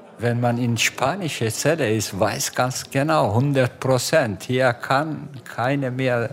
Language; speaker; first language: German; non-native, fluent; Turkish